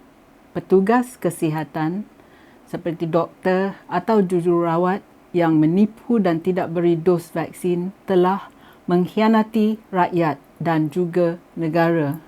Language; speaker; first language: Malay; native; Malay